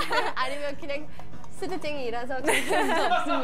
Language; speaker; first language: Korean; non-native, learner; English